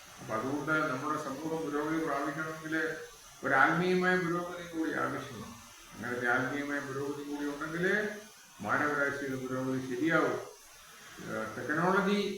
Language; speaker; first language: Malayalam; native; Malayalam